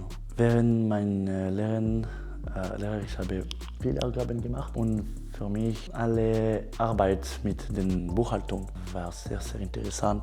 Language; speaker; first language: German; non-native, local second language; French